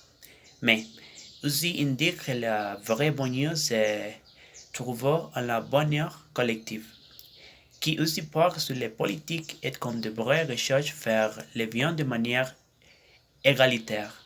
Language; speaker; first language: French; non-native, learner; Spanish